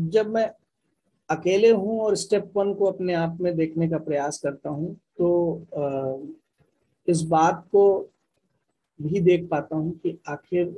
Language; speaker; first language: Hindi; native; Hindi